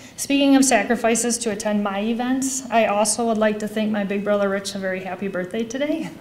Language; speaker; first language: English; native; English